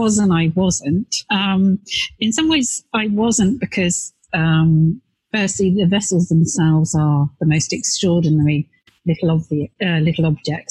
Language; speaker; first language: English; native; English